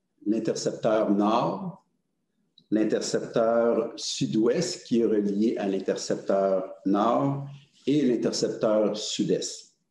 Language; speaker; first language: French; native; French